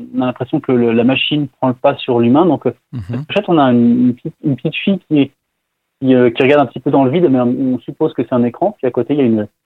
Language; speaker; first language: French; native; French